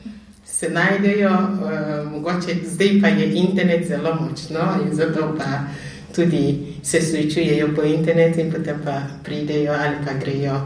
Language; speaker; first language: Slovenian; non-native, fluent; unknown